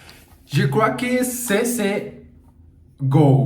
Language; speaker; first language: French; non-native, learner; Portuguese